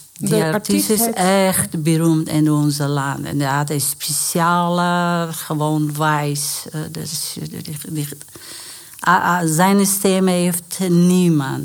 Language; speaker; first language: Dutch; non-native, learner; Persian